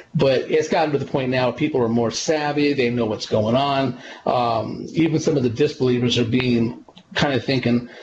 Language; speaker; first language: English; native; English